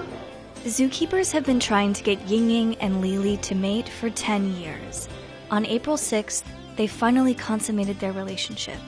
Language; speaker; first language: English; native; English